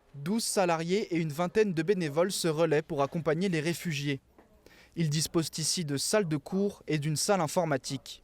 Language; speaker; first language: French; native; French